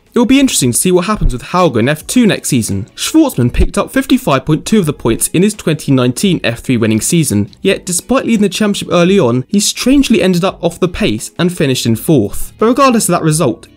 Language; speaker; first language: English; native; English